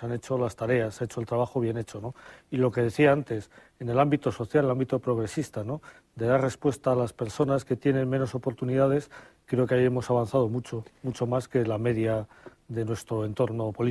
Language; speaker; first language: Spanish; native; Spanish